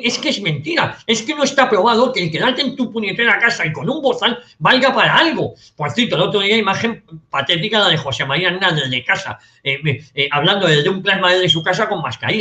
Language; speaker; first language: Spanish; native; Spanish